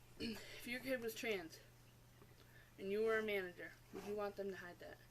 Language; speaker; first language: English; native; English